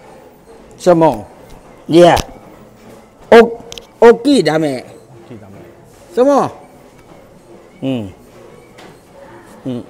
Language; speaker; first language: Japanese; non-native, learner; Thai